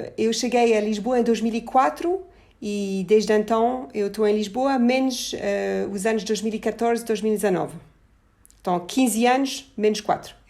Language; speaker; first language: Portuguese; non-native, fluent; French